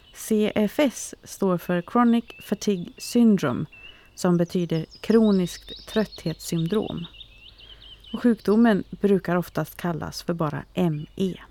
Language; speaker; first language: Swedish; native; Swedish